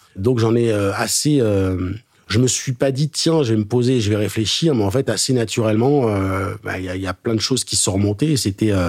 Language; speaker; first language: French; native; French